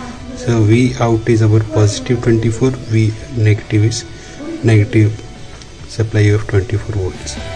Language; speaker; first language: English; non-native, local second language; Hindi